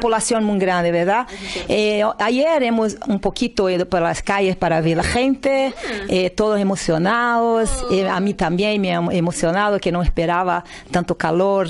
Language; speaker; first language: Spanish; non-native, learner; Portuguese